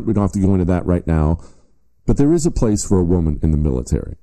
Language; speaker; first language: English; native; English